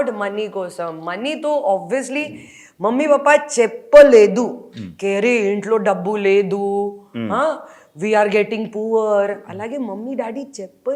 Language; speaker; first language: Telugu; non-native, local second language; Hindi